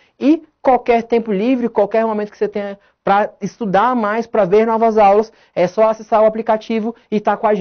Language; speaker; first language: Portuguese; native; Portuguese